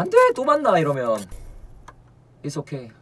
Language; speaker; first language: Korean; native; Korean